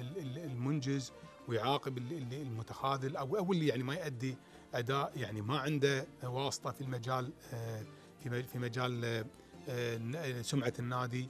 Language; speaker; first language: Arabic; native; Arabic